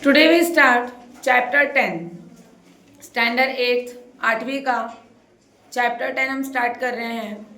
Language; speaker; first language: Hindi; non-native, local second language; Marathi